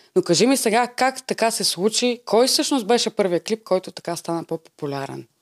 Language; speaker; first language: Bulgarian; native; Bulgarian